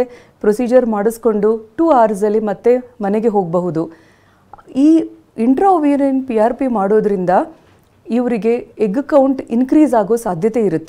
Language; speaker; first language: Kannada; native; Kannada